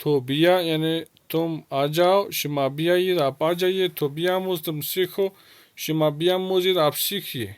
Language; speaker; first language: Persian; non-native, fluent; Urdu